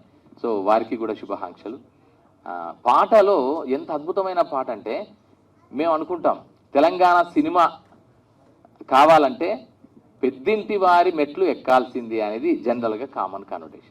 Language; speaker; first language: Telugu; native; Telugu